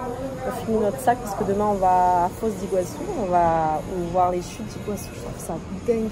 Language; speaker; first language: French; native; French